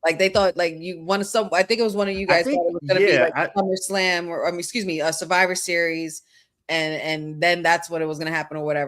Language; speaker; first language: English; native; English